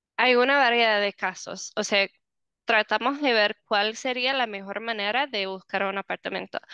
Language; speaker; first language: Spanish; non-native, fluent; English